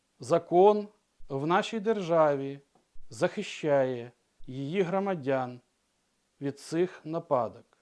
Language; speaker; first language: Ukrainian; non-native, local second language; Russian